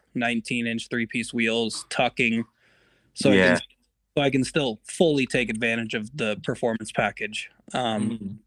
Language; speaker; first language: English; native; English